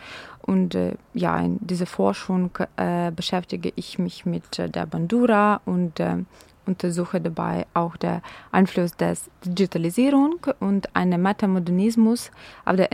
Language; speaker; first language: German; non-native, fluent; Ukrainian